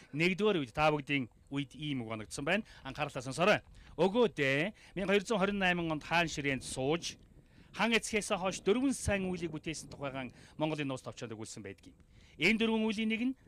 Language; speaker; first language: Mongolian; native; Mongolian